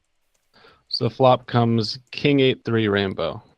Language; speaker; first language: English; native; English